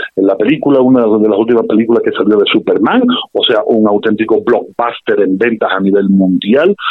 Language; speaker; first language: Spanish; native; Spanish